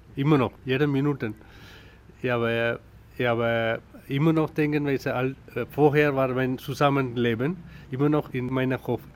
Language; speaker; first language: German; non-native, learner; Tamil